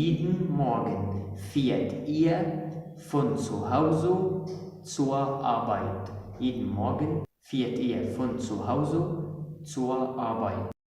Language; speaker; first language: German; non-native, fluent; Arabic